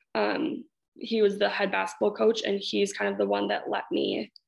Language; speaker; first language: English; native; English